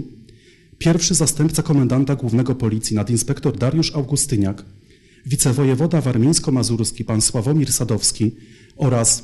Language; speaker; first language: Polish; native; Polish